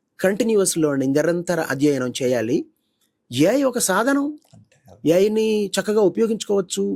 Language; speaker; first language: Telugu; native; Telugu